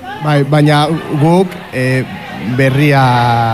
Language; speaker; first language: Basque; non-native, learner; Spanish